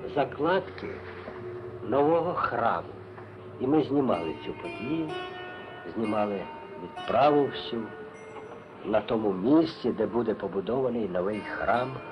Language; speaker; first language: Ukrainian; native; Ukrainian